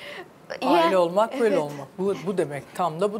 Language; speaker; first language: Turkish; native; Turkish